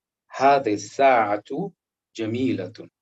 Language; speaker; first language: Arabic; non-native, learner; English